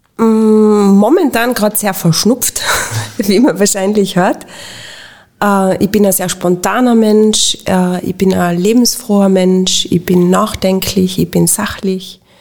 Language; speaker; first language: German; native; German